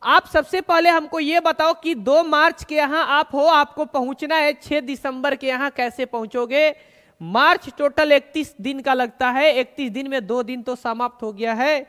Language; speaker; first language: Hindi; native; Hindi